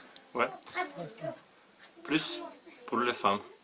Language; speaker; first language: French; non-native, fluent; Romanian